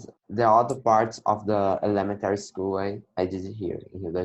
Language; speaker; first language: English; non-native, learner; Portuguese